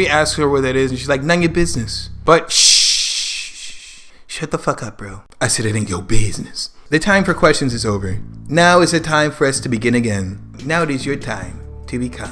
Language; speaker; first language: English; native; English